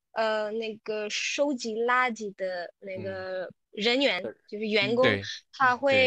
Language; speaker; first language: Chinese; non-native, local second language; Tamil